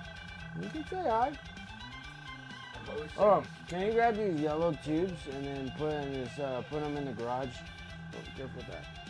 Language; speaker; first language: English; native; English